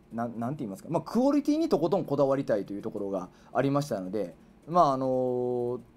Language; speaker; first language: Japanese; native; Japanese